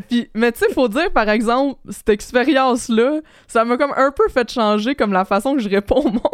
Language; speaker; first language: French; native; French